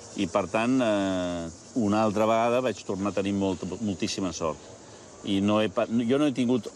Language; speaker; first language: Catalan; early bilingual, heritage; Catalan